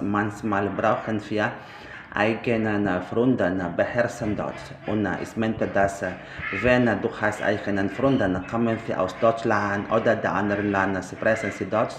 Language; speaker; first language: German; non-native, learner; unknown